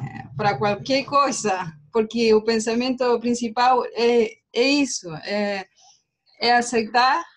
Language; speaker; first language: Portuguese; non-native, learner; Spanish